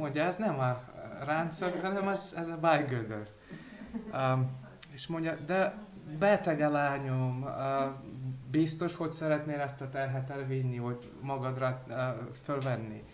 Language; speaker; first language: Hungarian; non-native, learner; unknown